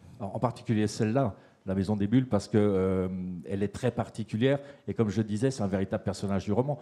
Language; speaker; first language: French; native; French